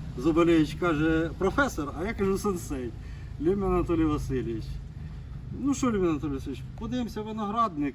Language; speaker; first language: Ukrainian; non-native, local second language; Russian